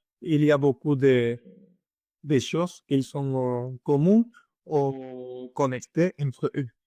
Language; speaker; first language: French; non-native, learner; Spanish